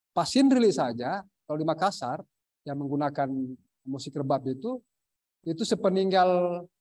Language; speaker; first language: Indonesian; native; Indonesian